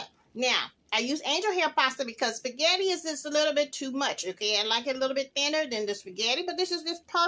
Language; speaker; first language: English; native; English